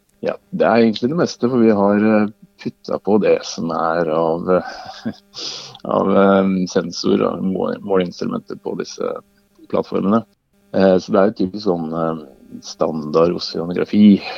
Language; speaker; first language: Norwegian; native; Norwegian